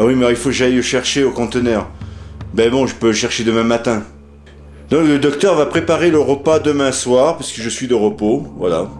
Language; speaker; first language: French; native; French